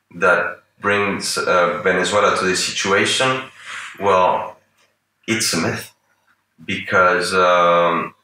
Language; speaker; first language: English; non-native, fluent; Spanish